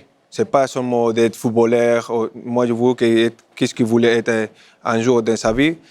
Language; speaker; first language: French; non-native, fluent; Spanish